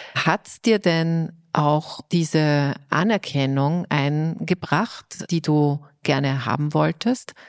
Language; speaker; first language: German; native; German